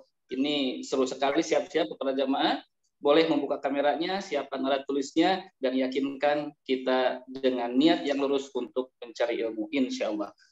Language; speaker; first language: Indonesian; native; Indonesian